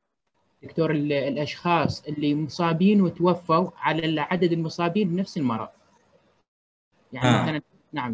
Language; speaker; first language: Arabic; native; Arabic